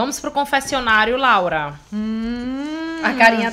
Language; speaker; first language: Portuguese; native; Portuguese